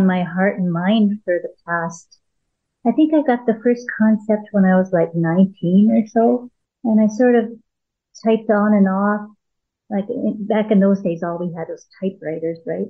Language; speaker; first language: English; native; English